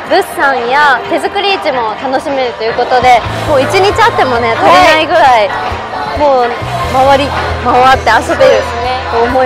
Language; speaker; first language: Japanese; native; Japanese